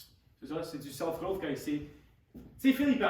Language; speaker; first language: French; native; French